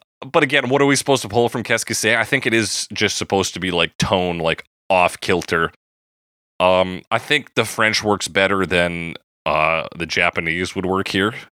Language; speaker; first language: English; native; English